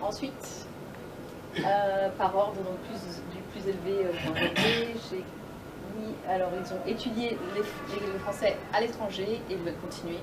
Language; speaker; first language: French; native; French